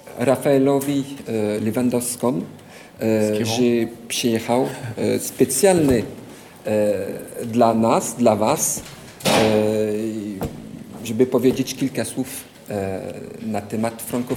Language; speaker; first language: Polish; non-native, fluent; French